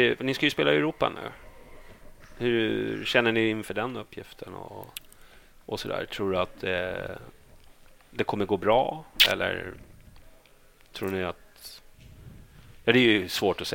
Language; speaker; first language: Swedish; native; Swedish